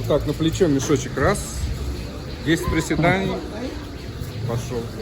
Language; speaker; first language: Russian; native; Russian